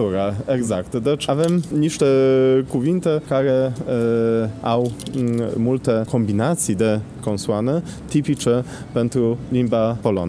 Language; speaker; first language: Romanian; non-native, fluent; Polish